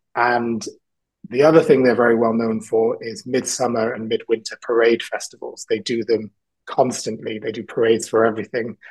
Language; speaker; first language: English; native; English